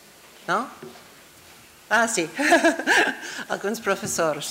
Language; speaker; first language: Catalan; non-native, fluent; English